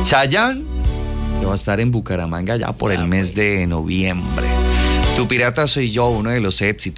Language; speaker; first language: Spanish; native; Spanish